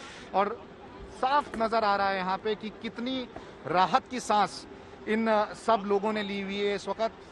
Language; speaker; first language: Hindi; native; Hindi